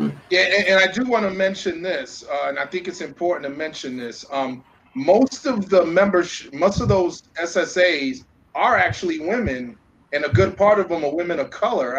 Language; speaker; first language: English; early bilingual, other home language; Spanish